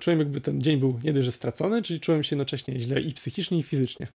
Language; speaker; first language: Polish; native; Polish